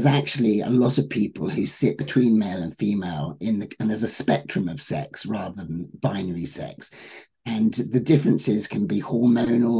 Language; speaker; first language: English; native; English